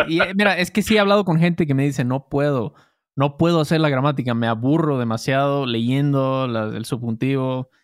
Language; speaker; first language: Spanish; native; Spanish